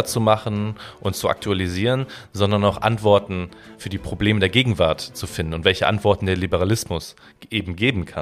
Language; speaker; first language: German; native; German